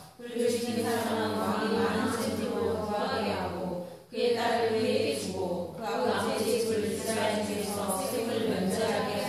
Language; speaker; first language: Korean; native; Korean